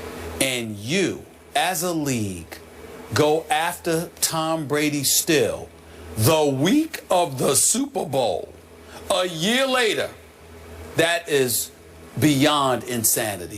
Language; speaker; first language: English; native; English